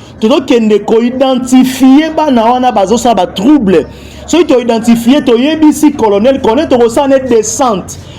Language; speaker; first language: Lingala; native; Lingala